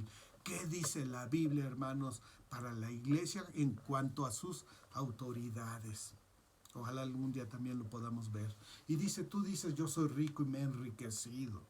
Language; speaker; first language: Spanish; native; Spanish